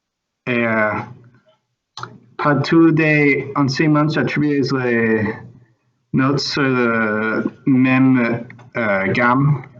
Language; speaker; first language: French; non-native, learner; English